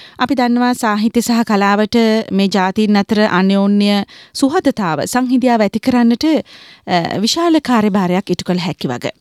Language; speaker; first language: Sinhala; native; Sinhala